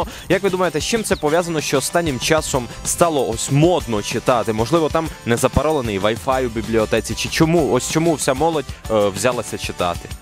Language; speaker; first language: Ukrainian; native; Ukrainian